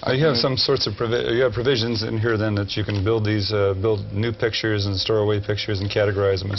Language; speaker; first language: English; native; English